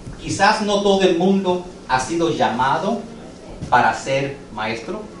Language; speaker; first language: Spanish; early bilingual, heritage; English